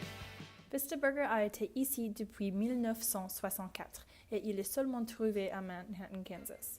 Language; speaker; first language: French; non-native, learner; English